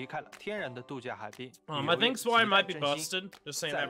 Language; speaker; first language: Chinese; native; Chinese